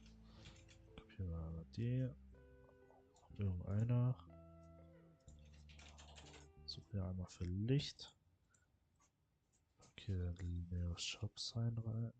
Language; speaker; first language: German; native; German